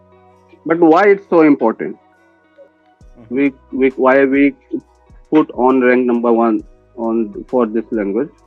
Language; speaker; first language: English; non-native, learner; Hindi